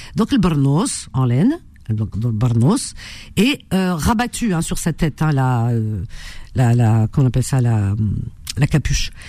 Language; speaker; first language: French; early bilingual, other home language; Arabic